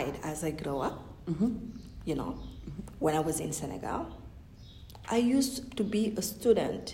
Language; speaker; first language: English; non-native, fluent; Fula